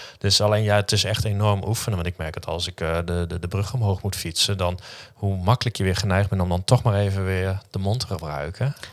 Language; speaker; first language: Dutch; native; Dutch